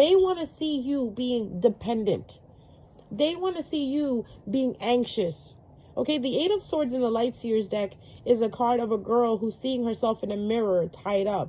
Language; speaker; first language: English; native; English